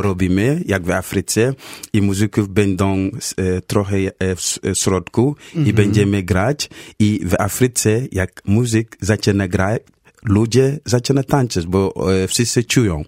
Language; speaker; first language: Polish; non-native, learner; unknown